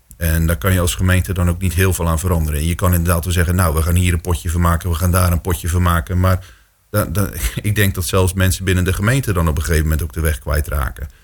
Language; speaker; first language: Dutch; native; Dutch